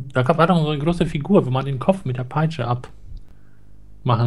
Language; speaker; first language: German; native; German